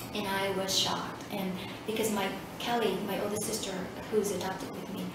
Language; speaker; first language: English; early bilingual, other home language; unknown